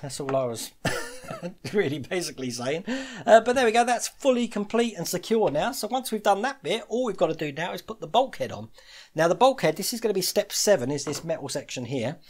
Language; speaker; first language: English; native; English